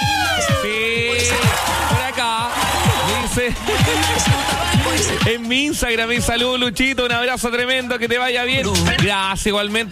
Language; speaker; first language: Spanish; native; Spanish